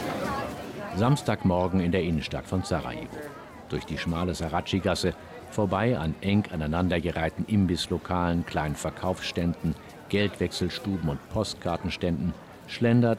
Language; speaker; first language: German; native; German